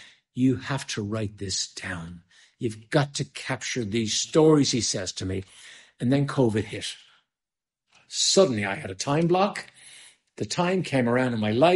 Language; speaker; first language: English; native; English